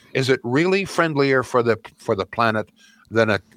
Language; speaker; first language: English; native; English